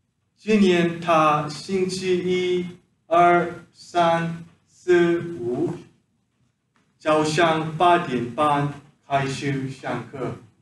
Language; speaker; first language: Chinese; non-native, learner; Korean